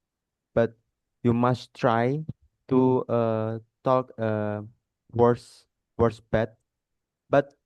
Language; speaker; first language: English; non-native, learner; Indonesian